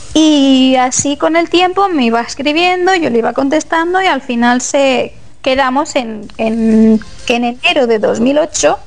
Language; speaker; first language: Spanish; native; Spanish